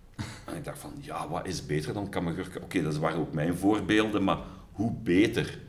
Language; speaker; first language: Dutch; native; Dutch